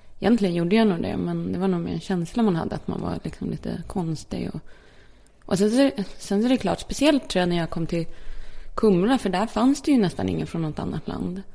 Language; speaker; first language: Swedish; early bilingual, other home language; Polish